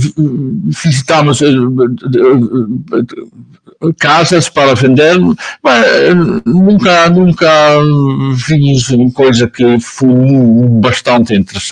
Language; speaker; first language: Portuguese; non-native, learner; Dutch